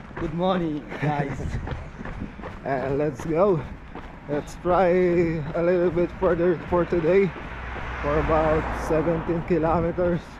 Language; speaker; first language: English; non-native, local second language; Filipino